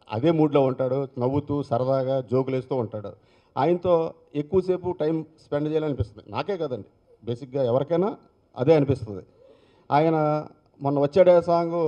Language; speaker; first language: Telugu; native; Telugu